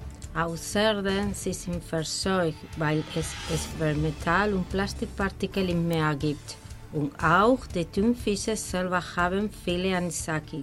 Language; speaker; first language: German; non-native, learner; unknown